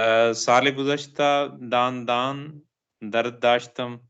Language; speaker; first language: Persian; non-native, learner; Urdu